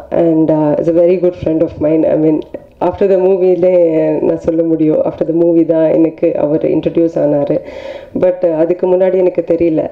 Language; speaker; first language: Tamil; non-native, learner; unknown